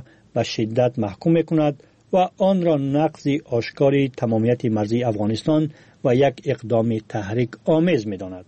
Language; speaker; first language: Persian; native; Persian